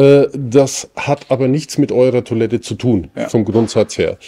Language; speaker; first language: German; native; German